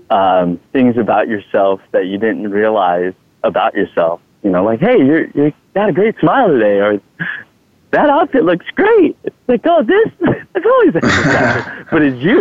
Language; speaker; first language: English; non-native, fluent; Thai